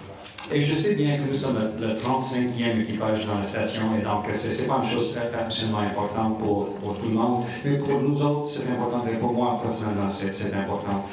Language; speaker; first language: French; non-native, fluent; English